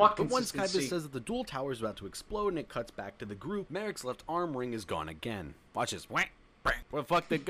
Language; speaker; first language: English; native; English